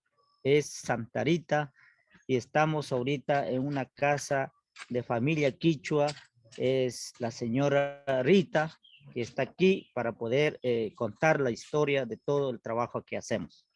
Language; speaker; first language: Spanish; non-native, local second language; Quechua